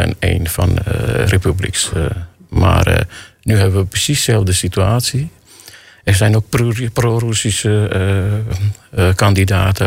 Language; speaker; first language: Dutch; non-native, fluent; Armenian